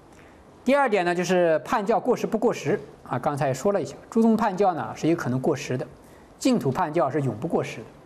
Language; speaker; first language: Chinese; native; Chinese